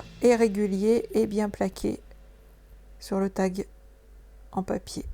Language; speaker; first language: French; native; French